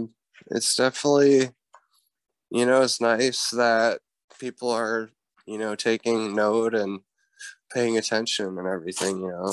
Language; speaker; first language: English; native; English